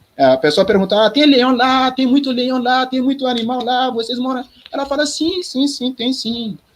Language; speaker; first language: Portuguese; non-native, fluent; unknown